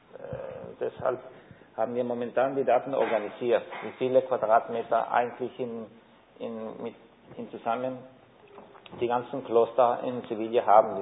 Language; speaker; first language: German; non-native, fluent; Spanish